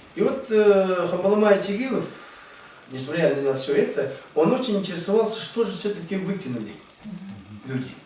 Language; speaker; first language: Russian; non-native, local second language; Buriat